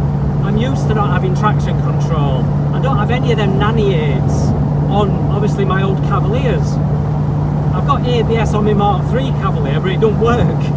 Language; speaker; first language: English; native; English